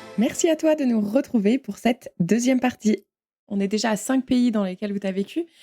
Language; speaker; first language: French; native; French